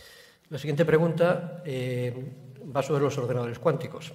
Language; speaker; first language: Spanish; native; Spanish